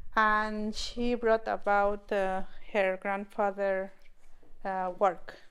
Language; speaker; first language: English; non-native, learner; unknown